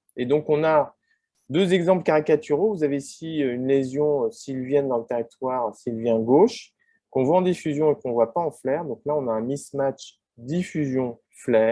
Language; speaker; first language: French; native; French